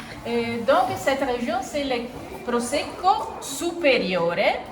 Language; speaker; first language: French; non-native, fluent; Italian